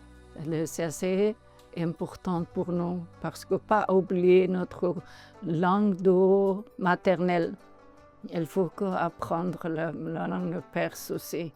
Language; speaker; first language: French; non-native, learner; Persian